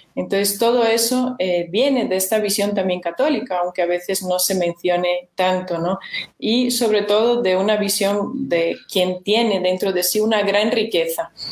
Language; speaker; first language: Spanish; non-native, fluent; Portuguese